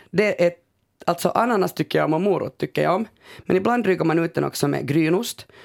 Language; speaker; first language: Swedish; native; Swedish